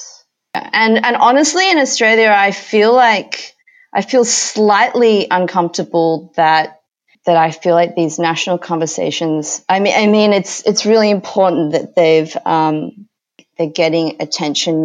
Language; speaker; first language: English; native; English